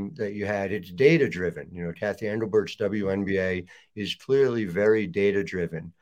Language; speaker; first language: English; native; English